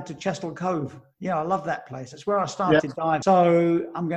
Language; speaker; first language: English; native; English